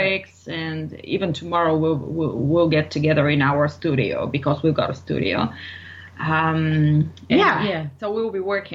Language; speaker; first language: English; non-native, fluent; Bulgarian